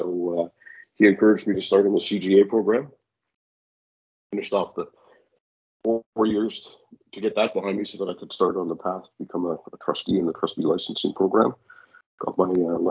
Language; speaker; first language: English; native; English